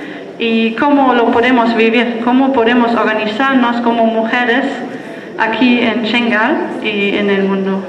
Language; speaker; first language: Spanish; non-native, fluent; German